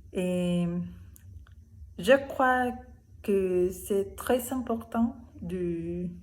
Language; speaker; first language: French; non-native, learner; Spanish